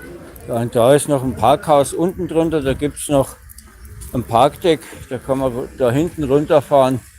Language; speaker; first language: German; native; German